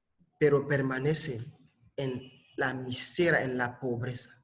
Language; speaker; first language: Spanish; non-native, fluent; French